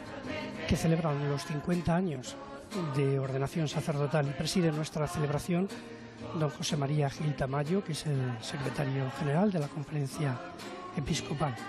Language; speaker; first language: Spanish; native; Spanish